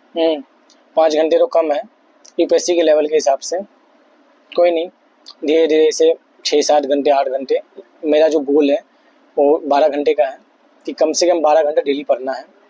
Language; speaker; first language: Hindi; native; Hindi